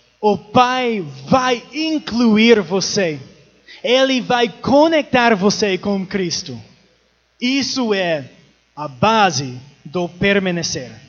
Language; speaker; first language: Portuguese; non-native, learner; English